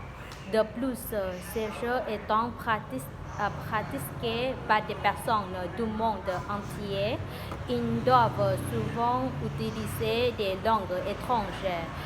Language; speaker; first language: French; non-native, learner; Vietnamese